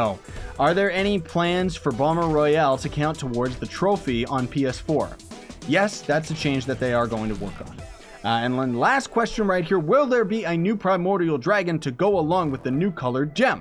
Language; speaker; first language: English; native; English